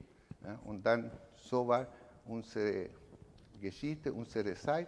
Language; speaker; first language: German; non-native, learner; Spanish